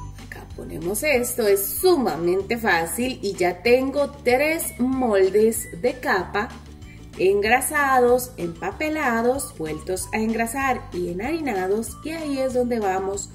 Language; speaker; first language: Spanish; native; Spanish